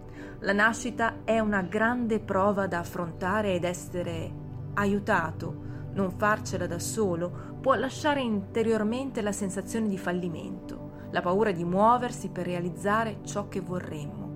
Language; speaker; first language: Italian; native; Italian